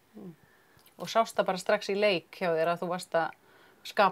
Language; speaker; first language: Icelandic; native; Icelandic